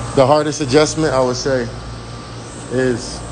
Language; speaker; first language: English; native; English